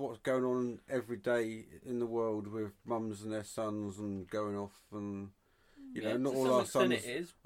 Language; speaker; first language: English; native; English